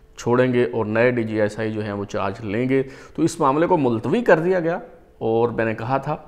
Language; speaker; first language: Urdu; native; Urdu